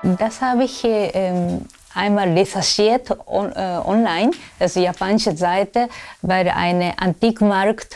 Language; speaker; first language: German; non-native, fluent; Japanese